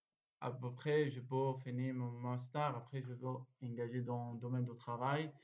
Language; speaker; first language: French; non-native, learner; Arabic